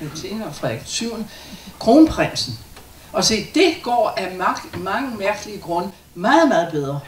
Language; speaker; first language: Danish; native; Danish